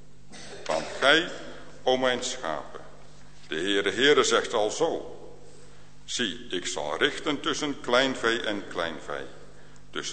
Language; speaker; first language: Dutch; native; Dutch